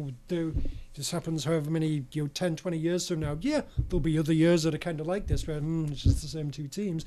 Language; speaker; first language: English; native; English